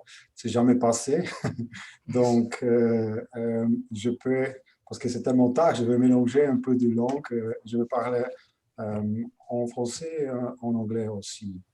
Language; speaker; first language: French; non-native, fluent; Polish